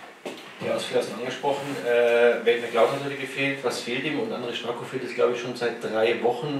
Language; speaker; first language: German; native; German